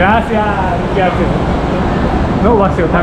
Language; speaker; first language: Spanish; non-native, learner; Japanese